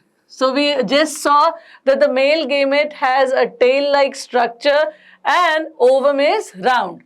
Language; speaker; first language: English; non-native, local second language; Hindi